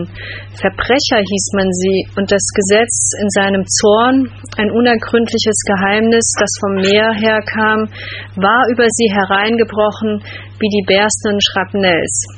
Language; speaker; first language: German; native; German